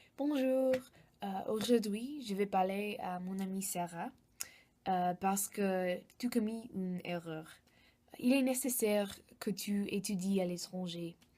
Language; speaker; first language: French; non-native, learner; English